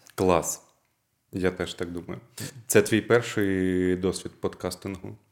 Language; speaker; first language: Ukrainian; non-native, local second language; Russian